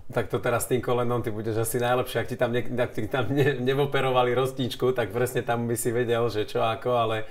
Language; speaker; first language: Slovak; native; Slovak